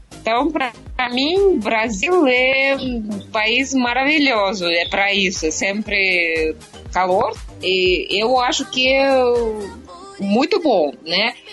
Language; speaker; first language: Portuguese; non-native, learner; Russian